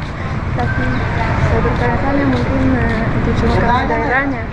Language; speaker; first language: Indonesian; non-native, learner; English